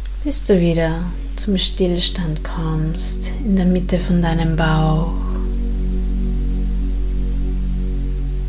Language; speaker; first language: German; native; German